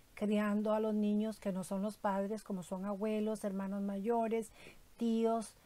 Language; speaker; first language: Spanish; native; Spanish